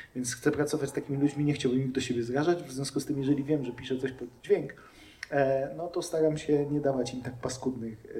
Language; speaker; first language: Polish; native; Polish